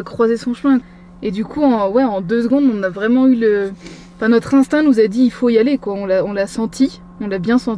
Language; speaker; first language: French; native; French